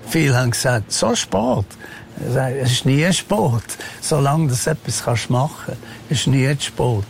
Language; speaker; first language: German; non-native, fluent; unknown